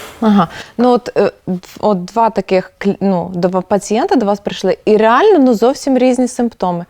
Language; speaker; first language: Ukrainian; native; Ukrainian